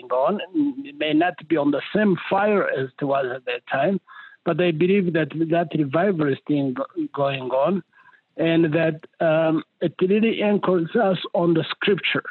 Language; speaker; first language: English; non-native, local second language; Kinyarwanda